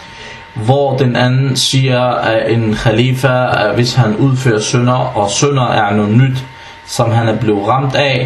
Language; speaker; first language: Danish; early bilingual, other home language; Arabic